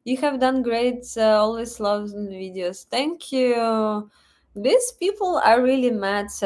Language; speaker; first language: English; non-native, fluent; Russian